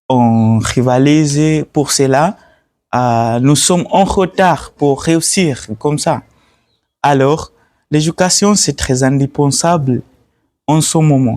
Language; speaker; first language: French; non-native, learner; Swahili